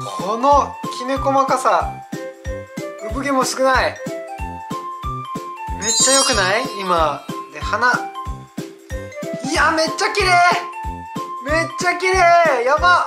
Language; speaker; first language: Japanese; non-native, fluent; Korean